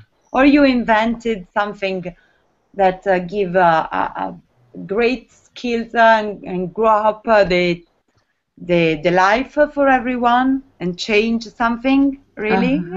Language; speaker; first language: English; non-native, learner; Italian